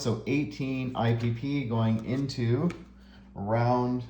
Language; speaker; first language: English; native; English